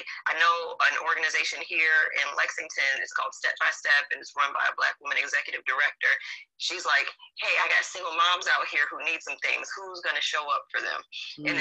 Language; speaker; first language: English; native; English